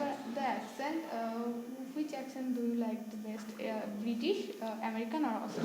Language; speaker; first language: English; non-native, fluent; Bangla